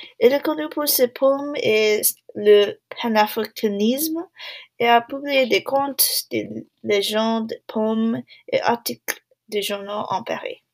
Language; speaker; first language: French; non-native, learner; English